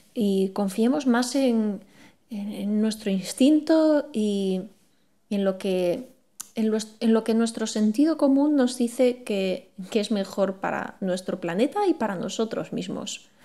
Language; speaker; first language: Spanish; native; Spanish